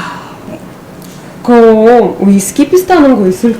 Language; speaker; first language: Korean; non-native, learner; Russian